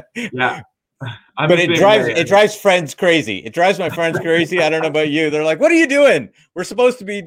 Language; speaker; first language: English; early bilingual, other home language; Hindi